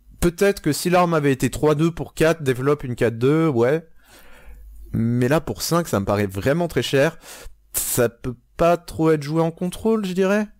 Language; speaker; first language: French; native; French